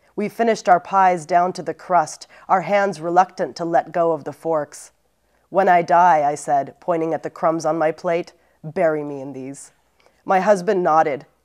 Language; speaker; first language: English; native; English